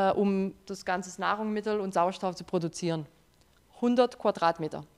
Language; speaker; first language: German; non-native, fluent; Spanish